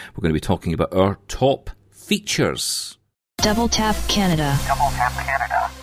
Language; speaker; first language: English; native; English